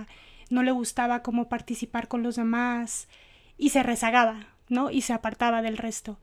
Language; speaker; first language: Spanish; native; Spanish